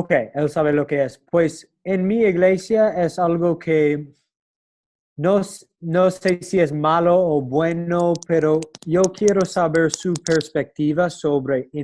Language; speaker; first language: Spanish; non-native, learner; English